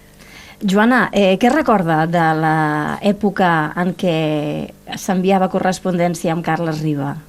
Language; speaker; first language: Catalan; native; Catalan